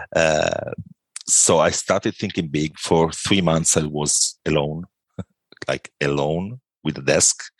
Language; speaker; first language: English; non-native, fluent; Italian